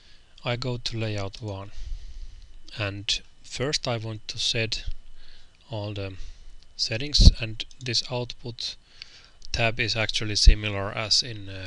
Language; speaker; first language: English; non-native, fluent; Finnish